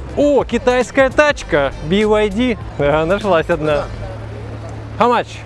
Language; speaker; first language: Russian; native; Russian